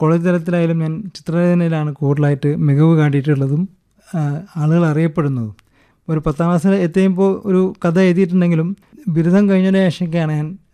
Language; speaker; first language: Malayalam; native; Malayalam